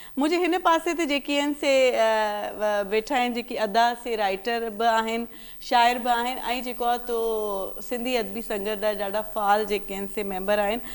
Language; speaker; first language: Sindhi; native; Sindhi